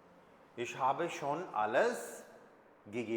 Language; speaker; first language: German; non-native, fluent; Hindi